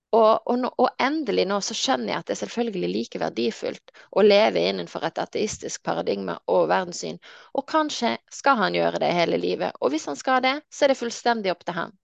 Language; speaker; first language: Norwegian; native; Norwegian